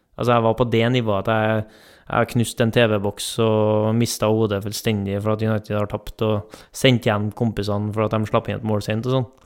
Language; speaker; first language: Norwegian; native; Norwegian